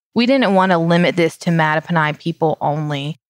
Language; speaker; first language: English; native; English